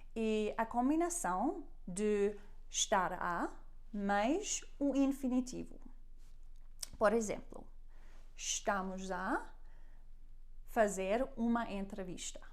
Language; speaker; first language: Portuguese; non-native, learner; German